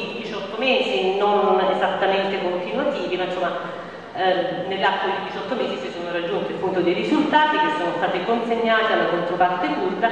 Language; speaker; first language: Italian; native; Italian